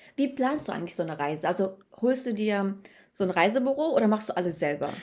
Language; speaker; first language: German; native; German